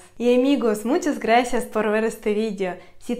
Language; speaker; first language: Spanish; non-native, fluent; Russian